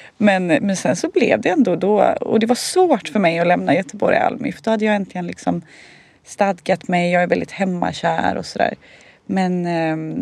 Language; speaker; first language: Swedish; early bilingual, other home language; Bosnian